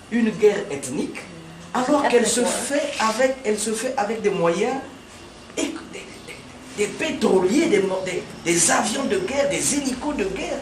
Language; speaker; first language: French; non-native, local second language; Kongo